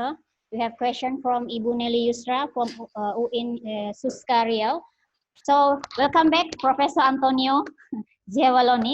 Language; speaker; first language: English; non-native, learner; Indonesian